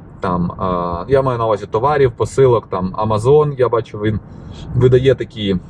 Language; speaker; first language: Ukrainian; native; Ukrainian